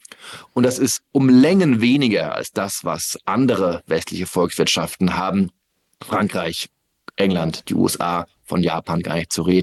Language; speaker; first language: German; native; German